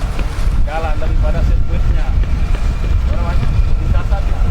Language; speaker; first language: Indonesian; non-native, local second language; Sasak